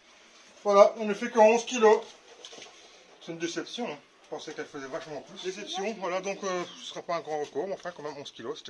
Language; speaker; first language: French; native; French